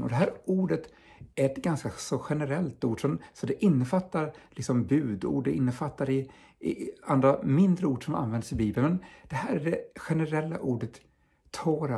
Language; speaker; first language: Swedish; native; Swedish